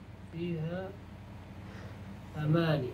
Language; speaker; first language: Arabic; non-native, learner; English